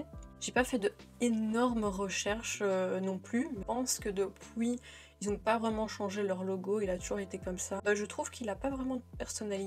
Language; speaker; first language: French; native; French